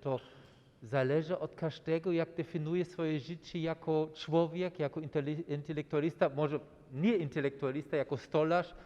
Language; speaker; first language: Polish; non-native, fluent; German